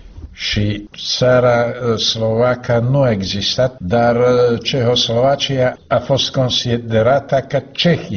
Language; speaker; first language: Romanian; non-native, fluent; Slovak